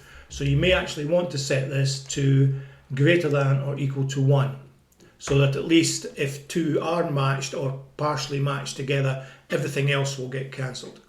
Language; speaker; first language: English; native; English